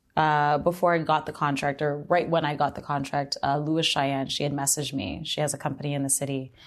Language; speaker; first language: English; native; English